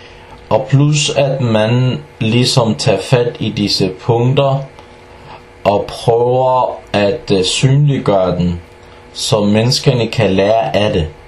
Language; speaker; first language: Danish; non-native, fluent; Arabic